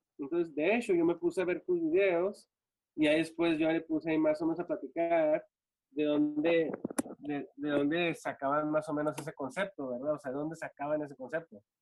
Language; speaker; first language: Spanish; native; Spanish